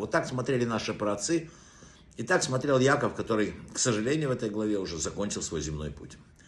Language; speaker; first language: Russian; native; Russian